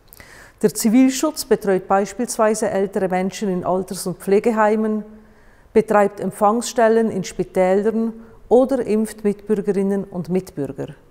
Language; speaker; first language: German; native; German